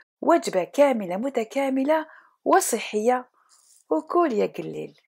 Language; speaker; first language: Arabic; non-native, local second language; Kabyle